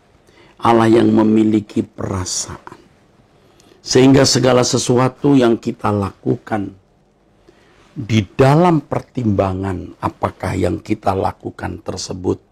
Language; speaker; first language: Indonesian; native; Indonesian